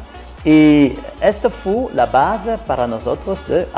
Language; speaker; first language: Spanish; non-native, fluent; Italian